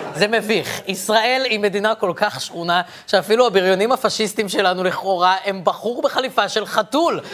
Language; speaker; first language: Hebrew; early bilingual, other home language; Arabic